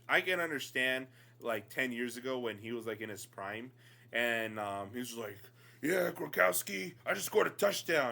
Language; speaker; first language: English; native; English